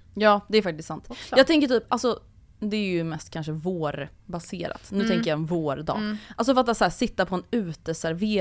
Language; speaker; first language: Swedish; native; Swedish